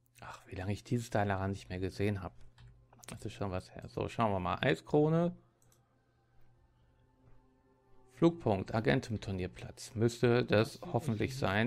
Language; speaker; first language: German; native; German